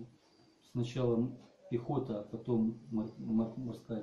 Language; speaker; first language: Russian; native; Russian